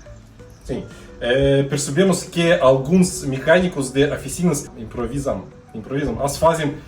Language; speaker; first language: Portuguese; non-native, learner; Russian